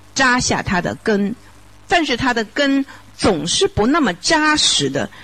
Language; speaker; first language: Chinese; native; Chinese